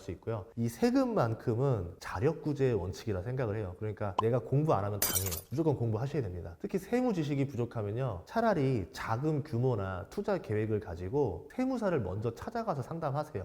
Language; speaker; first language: Korean; native; Korean